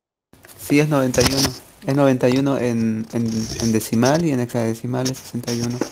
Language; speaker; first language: Spanish; native; Spanish